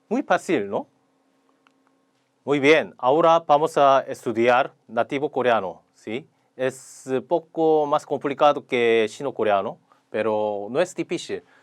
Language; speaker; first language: Spanish; non-native, learner; Korean